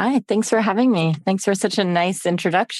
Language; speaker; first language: English; native; English